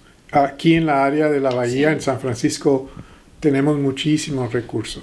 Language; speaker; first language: Spanish; early bilingual, heritage; Spanish